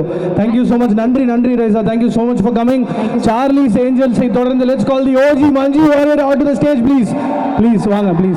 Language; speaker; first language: Tamil; native; Tamil